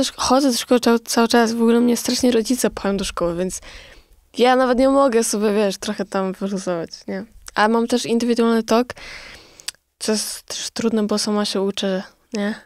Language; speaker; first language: Polish; early bilingual, other home language; Romany